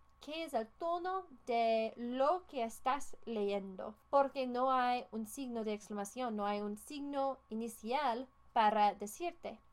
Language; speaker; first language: Spanish; non-native, fluent; English